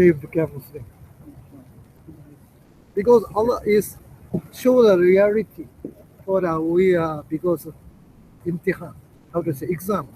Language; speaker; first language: English; non-native, learner; Japanese